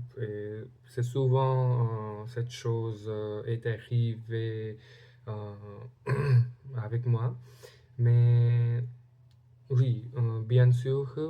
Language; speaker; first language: French; non-native, learner; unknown